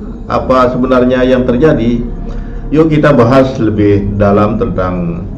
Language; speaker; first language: Indonesian; native; Indonesian